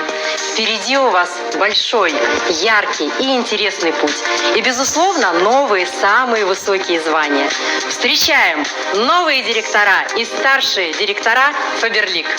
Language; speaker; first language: Russian; native; Russian